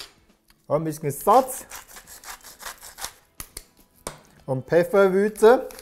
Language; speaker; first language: German; non-native, learner; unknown